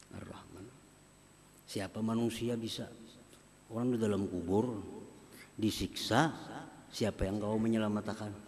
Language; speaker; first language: Indonesian; non-native, local second language; Banjar